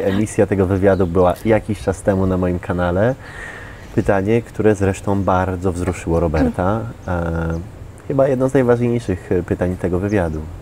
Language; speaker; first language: Polish; native; Polish